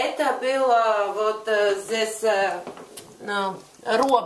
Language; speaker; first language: Russian; non-native, learner; Latvian